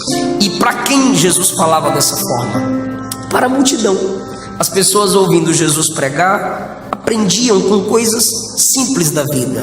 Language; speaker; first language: Portuguese; native; Portuguese